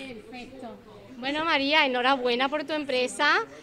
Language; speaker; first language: Spanish; native; Spanish